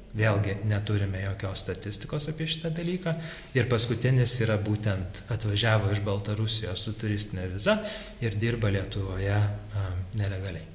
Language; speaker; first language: Lithuanian; native; Lithuanian